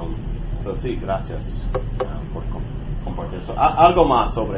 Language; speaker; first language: Spanish; non-native, learner; English